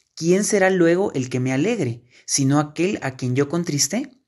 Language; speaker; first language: Spanish; native; Spanish